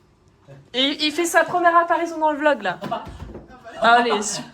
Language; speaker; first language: French; native; French